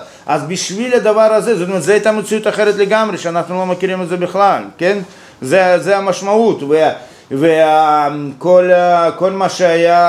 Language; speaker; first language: Hebrew; non-native, fluent; Russian